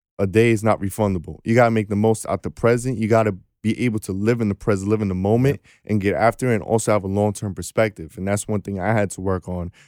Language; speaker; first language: English; native; English